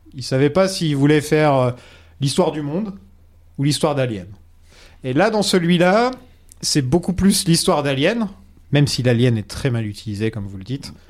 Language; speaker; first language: French; native; French